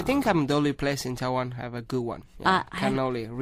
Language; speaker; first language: English; non-native, learner; Italian